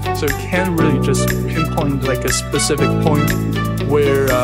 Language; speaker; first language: English; non-native, fluent; Chinese